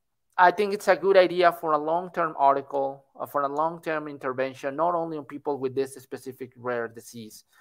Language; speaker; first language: English; non-native, fluent; Spanish